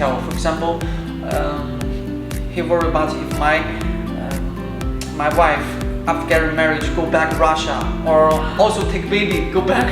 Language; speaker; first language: English; non-native, learner; Chinese